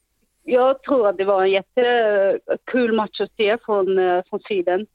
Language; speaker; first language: Swedish; non-native, fluent; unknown